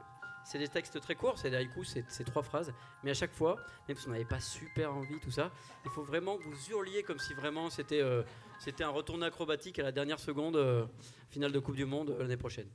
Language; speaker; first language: French; native; French